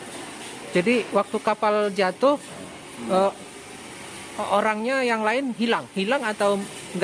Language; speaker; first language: Indonesian; native; Indonesian